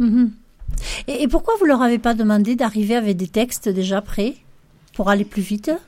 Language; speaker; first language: French; native; French